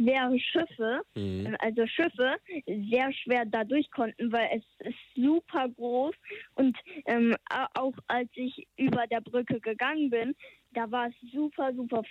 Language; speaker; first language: German; early bilingual, heritage; German